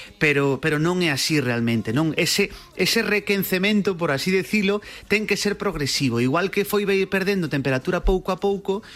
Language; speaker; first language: Galician; native; Galician